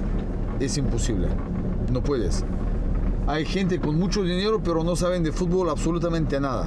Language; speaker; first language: Spanish; non-native, fluent; Bulgarian